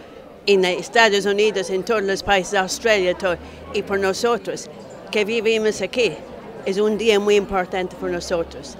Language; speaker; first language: Spanish; non-native, fluent; English